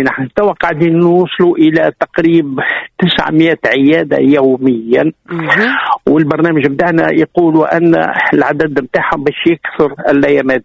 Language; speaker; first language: Arabic; native; Arabic